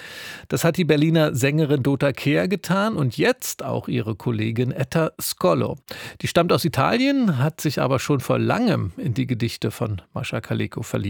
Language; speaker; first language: German; native; German